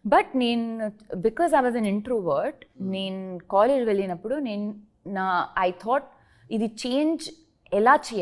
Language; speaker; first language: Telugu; non-native, learner; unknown